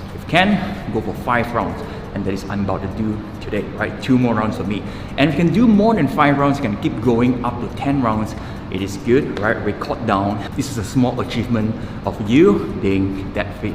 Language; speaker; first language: English; non-native, local second language; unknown